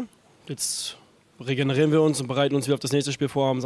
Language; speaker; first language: German; native; German